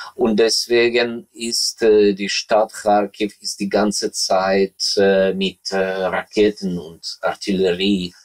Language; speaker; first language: German; non-native, fluent; Ukrainian